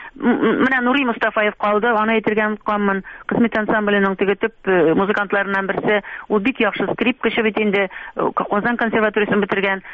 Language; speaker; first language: Tatar; native; Tatar